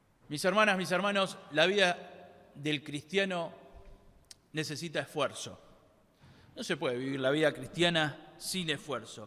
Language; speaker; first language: Spanish; native; Spanish